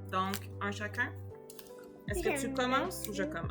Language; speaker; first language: French; native; French